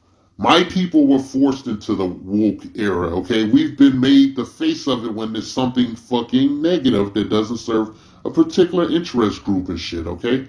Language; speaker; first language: English; native; English